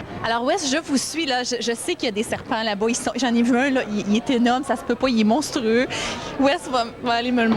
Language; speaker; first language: French; native; French